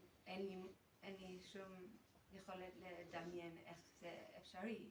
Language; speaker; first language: Hebrew; non-native, fluent; English